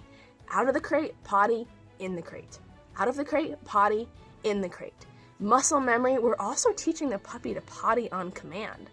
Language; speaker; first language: English; native; English